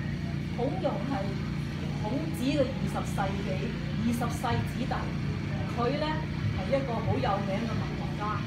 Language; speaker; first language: Cantonese; native; Cantonese